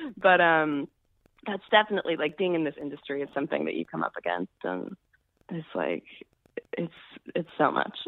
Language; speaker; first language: English; native; English